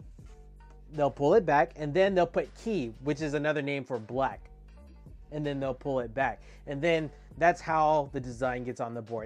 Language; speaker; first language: English; native; English